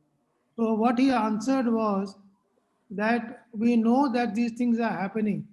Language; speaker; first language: English; non-native, local second language; Hindi